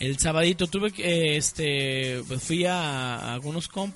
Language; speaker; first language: Spanish; native; Spanish